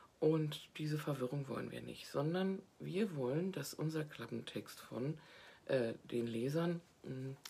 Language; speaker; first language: German; native; German